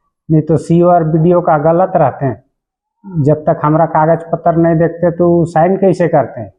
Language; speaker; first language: Hindi; non-native, local second language; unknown